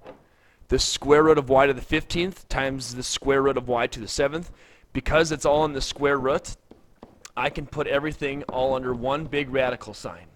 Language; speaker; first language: English; native; English